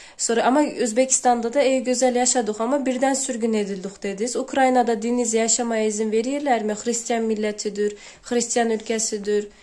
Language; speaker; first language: Turkish; early bilingual, heritage; Turkish